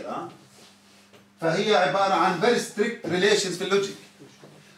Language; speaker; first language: Arabic; native; Arabic